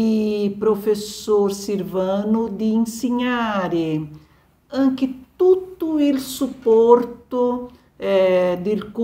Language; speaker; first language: Italian; non-native, learner; Portuguese